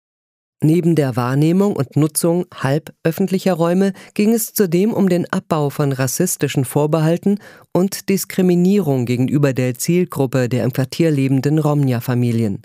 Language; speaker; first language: German; native; German